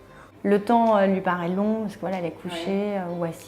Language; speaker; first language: French; native; French